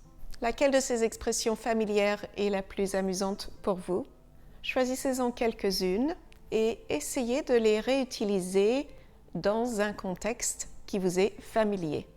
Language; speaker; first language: French; native; French